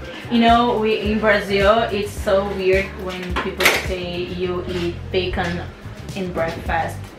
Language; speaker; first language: English; non-native, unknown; Portuguese